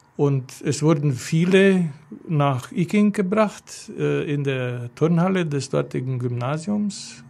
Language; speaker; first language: German; non-native, fluent; Romanian